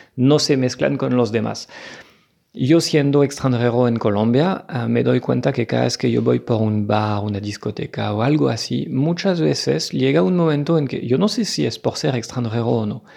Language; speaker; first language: Spanish; non-native, fluent; French